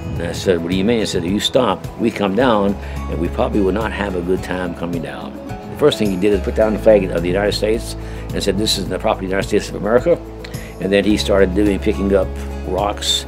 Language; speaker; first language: English; native; English